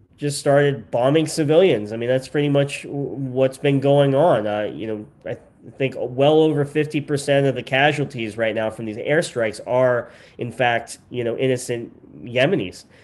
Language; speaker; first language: English; native; English